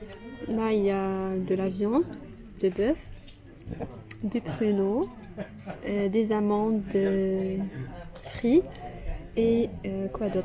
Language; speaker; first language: French; non-native, local second language; Arabic